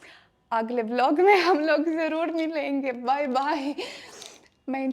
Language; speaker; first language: Hindi; non-native, learner; Russian